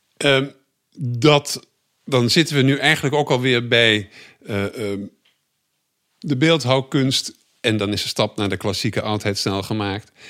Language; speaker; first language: Dutch; native; Dutch